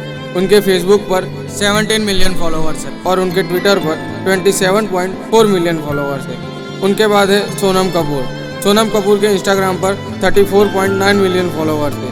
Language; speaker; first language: Hindi; native; Hindi